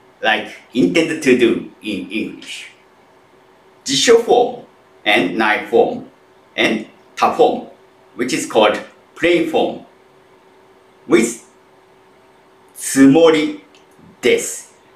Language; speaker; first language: English; non-native, fluent; Japanese